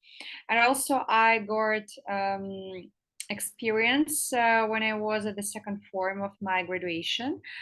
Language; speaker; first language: English; non-native, fluent; Russian